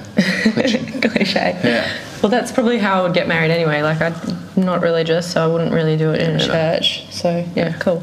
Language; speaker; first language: English; native; English